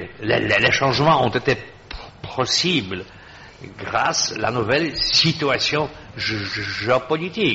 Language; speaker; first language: French; non-native, fluent; Polish